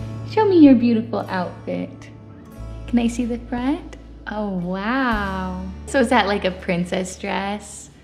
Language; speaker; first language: English; native; English